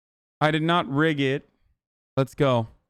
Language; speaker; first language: English; native; English